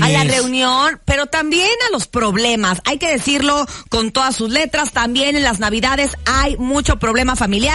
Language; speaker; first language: Spanish; native; Spanish